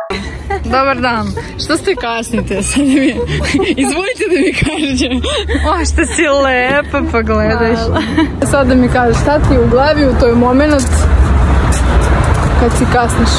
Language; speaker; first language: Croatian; non-native, learner; Russian